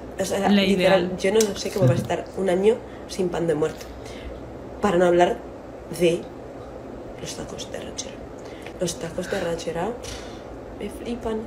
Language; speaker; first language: Spanish; non-native, fluent; Italian